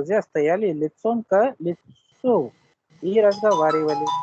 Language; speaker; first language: Russian; non-native, fluent; Hindi